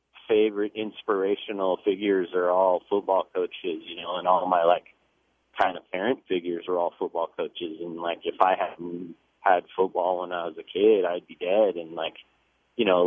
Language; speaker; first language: English; native; English